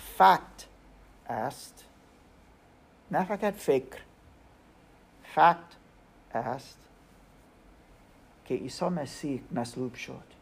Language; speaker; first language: Persian; non-native, learner; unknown